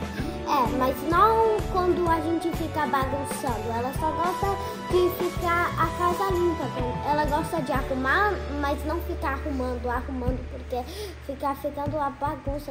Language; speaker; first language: Portuguese; early bilingual, heritage; Portuguese